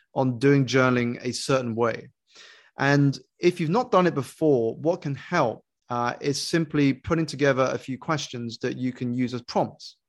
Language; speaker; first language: English; native; English